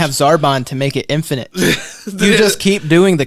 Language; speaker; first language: English; native; English